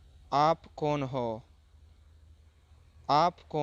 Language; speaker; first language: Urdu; non-native, fluent; Pashto